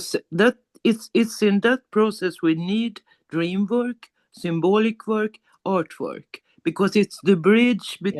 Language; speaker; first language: English; non-native, learner; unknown